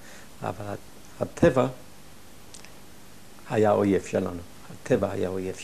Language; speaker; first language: Hebrew; non-native, fluent; German